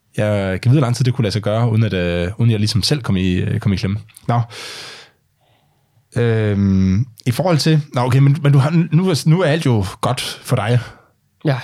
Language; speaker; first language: Danish; native; Danish